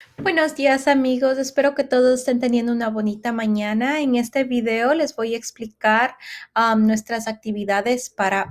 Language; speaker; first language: Spanish; early bilingual, heritage; Spanish